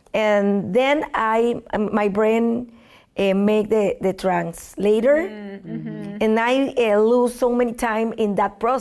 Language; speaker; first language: English; non-native, learner; Spanish